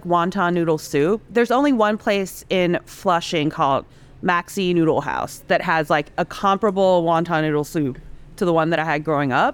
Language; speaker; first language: English; non-native, local second language; Cantonese